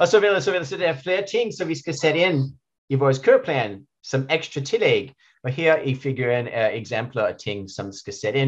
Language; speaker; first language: Danish; non-native, learner; English